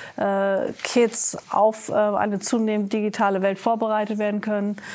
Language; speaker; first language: German; native; German